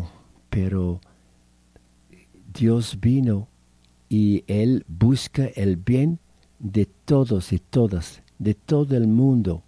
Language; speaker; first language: Spanish; non-native, fluent; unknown